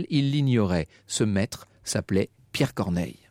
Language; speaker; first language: French; native; French